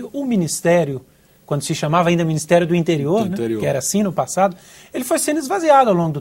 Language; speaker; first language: Portuguese; native; Portuguese